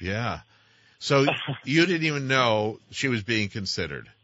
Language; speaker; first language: English; native; English